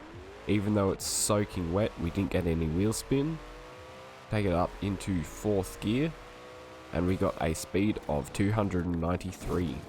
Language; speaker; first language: English; native; English